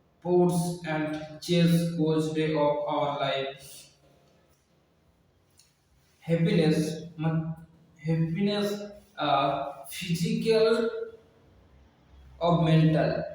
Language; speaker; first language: English; non-native, learner; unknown